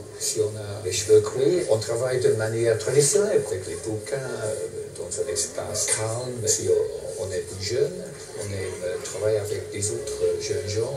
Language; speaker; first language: French; non-native, fluent; English